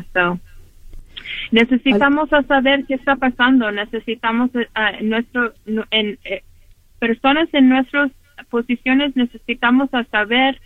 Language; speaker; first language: Spanish; early bilingual, heritage; Spanish